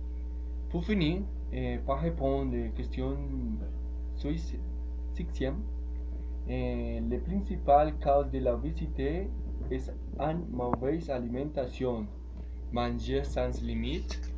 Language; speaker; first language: French; non-native, learner; Spanish